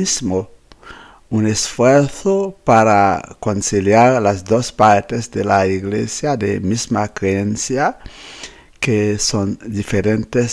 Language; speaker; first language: Spanish; non-native, fluent; Haitian Creole